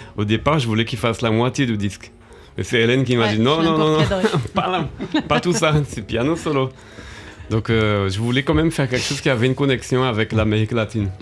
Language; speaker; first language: French; early bilingual, other home language; Portuguese